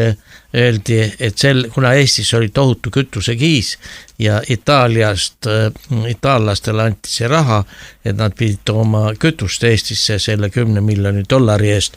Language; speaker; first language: Estonian; native; Estonian